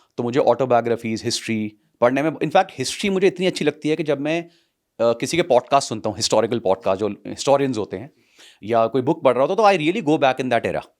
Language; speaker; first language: Hindi; non-native, local second language; Punjabi